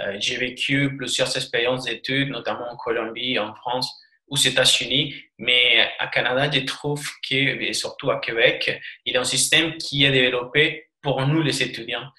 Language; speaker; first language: French; non-native, fluent; Spanish